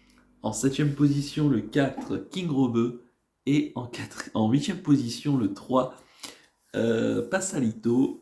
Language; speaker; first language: French; native; French